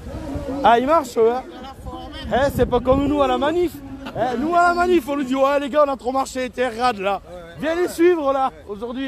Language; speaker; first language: French; native; French